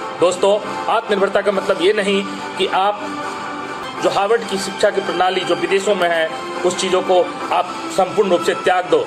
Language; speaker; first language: Hindi; native; Hindi